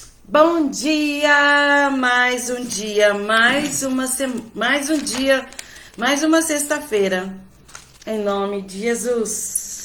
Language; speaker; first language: Portuguese; non-native, learner; Spanish